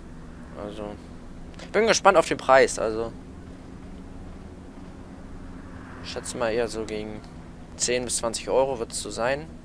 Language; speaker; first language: German; native; German